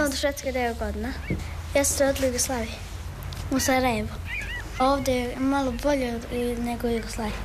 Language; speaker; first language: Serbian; early bilingual, heritage; Croatian